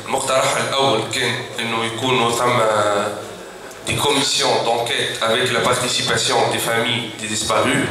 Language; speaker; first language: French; non-native, local second language; Arabic